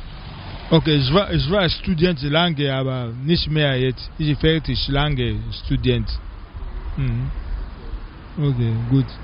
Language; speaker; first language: German; non-native, learner; Lingala